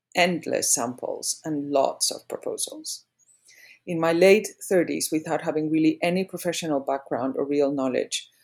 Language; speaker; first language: English; non-native, fluent; Spanish